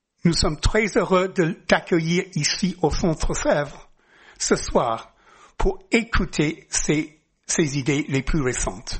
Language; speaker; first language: French; non-native, fluent; English